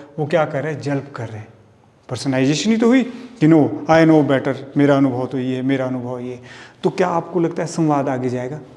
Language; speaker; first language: Hindi; native; Hindi